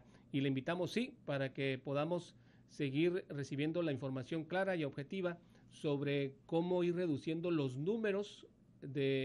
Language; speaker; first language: Spanish; native; Spanish